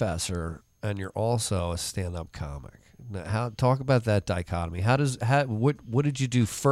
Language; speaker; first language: English; native; English